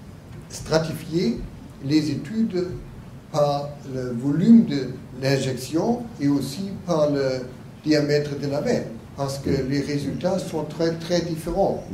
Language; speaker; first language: French; non-native, learner; German